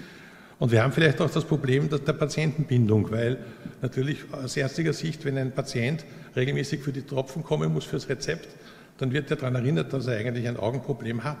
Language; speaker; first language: German; native; German